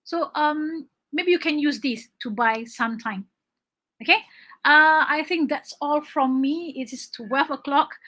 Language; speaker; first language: English; non-native, local second language; Malay